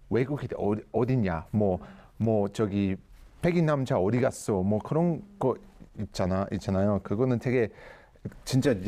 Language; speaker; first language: Korean; non-native, fluent; English